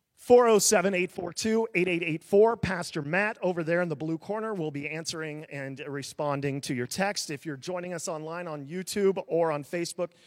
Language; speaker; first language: English; native; English